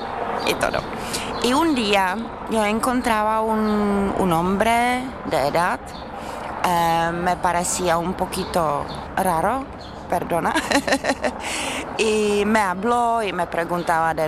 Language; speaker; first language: Spanish; non-native, fluent; Czech